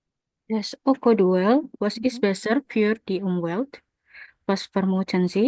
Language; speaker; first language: German; non-native, learner; Indonesian